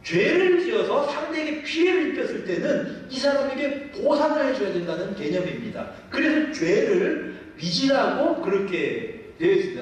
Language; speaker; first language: Korean; native; Korean